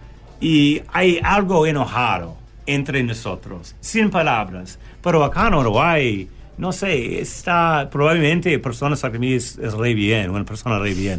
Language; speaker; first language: Spanish; non-native, learner; English